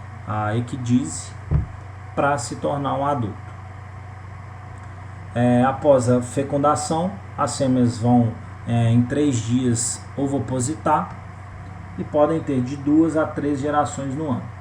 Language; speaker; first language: Portuguese; native; Portuguese